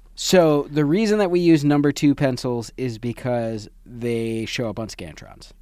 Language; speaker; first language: English; native; English